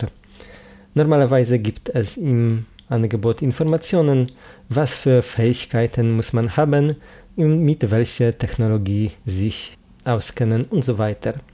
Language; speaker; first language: German; non-native, fluent; Polish